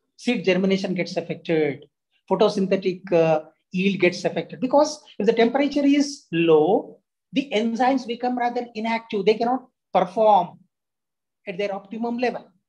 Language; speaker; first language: English; non-native, local second language; Telugu